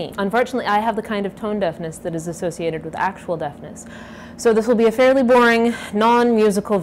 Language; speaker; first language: English; native; English